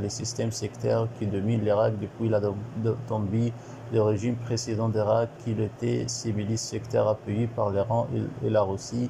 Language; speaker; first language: French; non-native, learner; Arabic